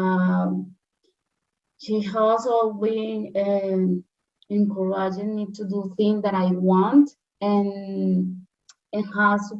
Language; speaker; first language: English; non-native, learner; Spanish